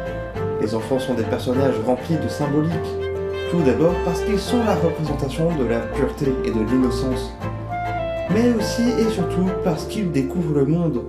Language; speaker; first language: French; native; French